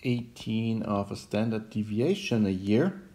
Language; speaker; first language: English; non-native, fluent; German